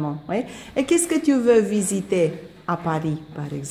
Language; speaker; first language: French; non-native, fluent; Romanian